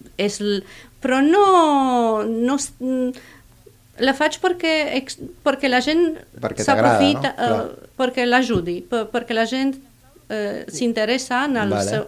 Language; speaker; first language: Catalan; non-native, fluent; Spanish